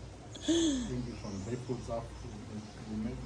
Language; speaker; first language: German; native; German